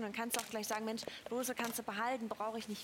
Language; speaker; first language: German; native; German